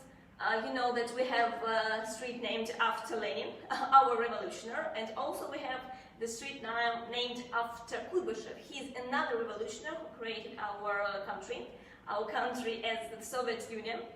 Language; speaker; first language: English; non-native, fluent; Russian